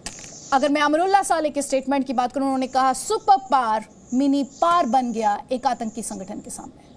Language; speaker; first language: Hindi; native; Hindi